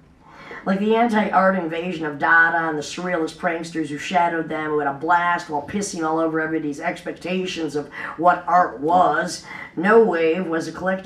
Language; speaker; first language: English; native; English